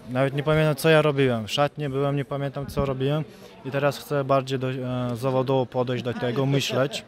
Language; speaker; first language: Polish; non-native, fluent; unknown